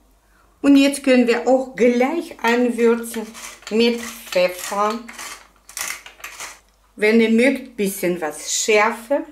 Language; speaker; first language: German; non-native, fluent; Russian